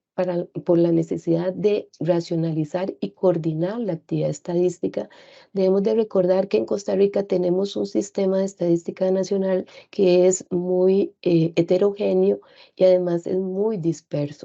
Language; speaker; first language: Spanish; native; Spanish